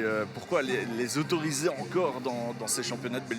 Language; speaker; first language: French; native; French